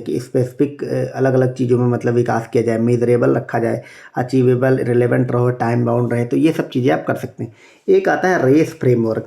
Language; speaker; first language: Hindi; native; Hindi